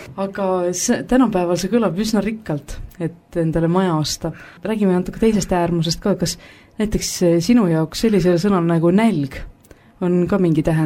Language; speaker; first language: Estonian; native; Estonian